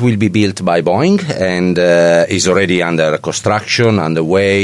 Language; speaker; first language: English; non-native, fluent; Italian